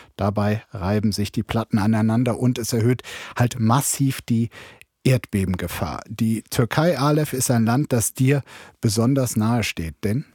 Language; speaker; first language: German; native; German